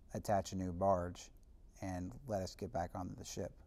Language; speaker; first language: English; native; English